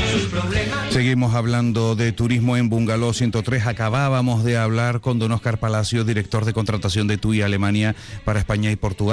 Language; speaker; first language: Spanish; native; Spanish